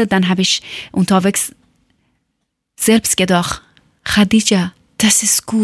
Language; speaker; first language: German; non-native, learner; Persian